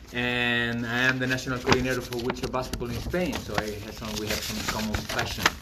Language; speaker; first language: English; non-native, fluent; Spanish